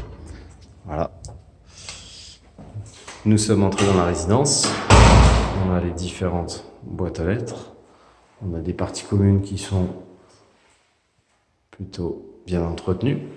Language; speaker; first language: French; native; French